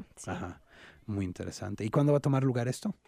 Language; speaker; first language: Spanish; native; Spanish